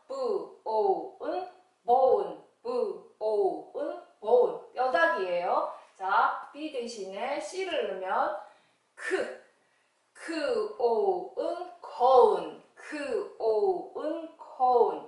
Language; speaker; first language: Korean; native; Korean